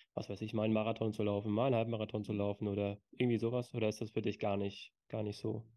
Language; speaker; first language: German; native; German